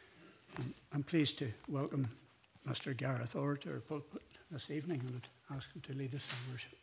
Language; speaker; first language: English; native; English